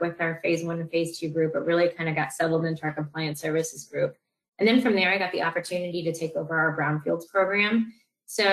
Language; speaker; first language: English; native; English